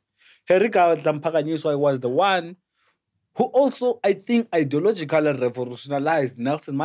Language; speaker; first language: English; non-native, local second language; Xhosa